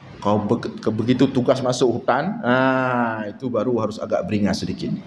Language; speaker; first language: Malay; non-native, local second language; Achinese